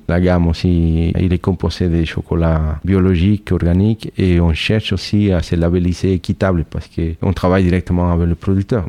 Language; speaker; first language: French; non-native, fluent; Spanish